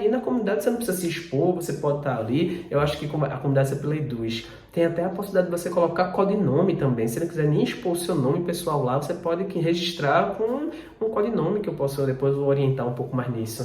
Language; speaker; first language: Portuguese; native; Portuguese